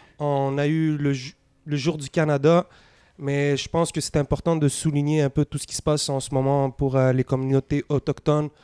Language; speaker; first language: French; native; French